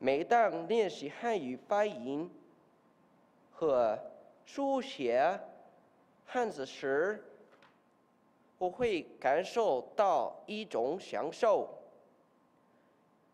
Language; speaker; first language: Chinese; non-native, learner; English